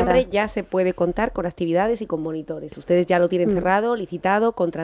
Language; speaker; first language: Spanish; native; Spanish